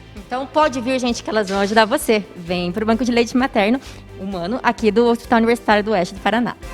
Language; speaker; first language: Portuguese; native; Portuguese